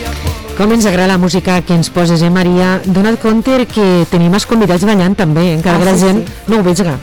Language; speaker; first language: Catalan; native; Catalan